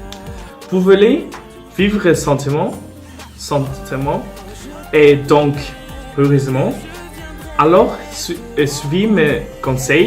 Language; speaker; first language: French; non-native, local second language; Persian